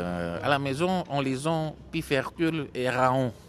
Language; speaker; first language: French; non-native, fluent; Romanian